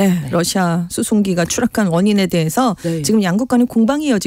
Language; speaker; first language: Korean; native; Korean